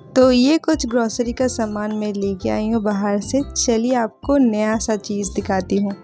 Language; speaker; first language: Hindi; native; Hindi